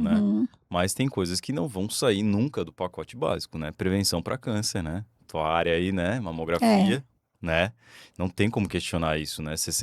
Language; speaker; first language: Portuguese; native; Portuguese